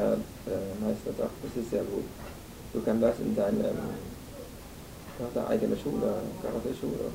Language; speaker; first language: German; non-native, fluent; Vietnamese